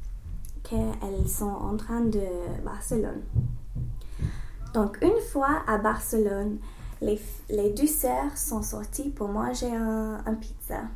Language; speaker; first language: French; non-native, learner; English